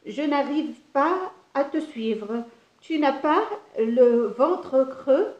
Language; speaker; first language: French; non-native, local second language; Arabic